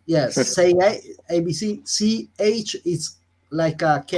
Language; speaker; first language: English; non-native, learner; Italian